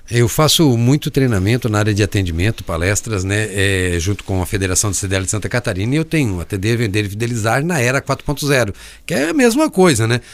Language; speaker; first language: Portuguese; native; Portuguese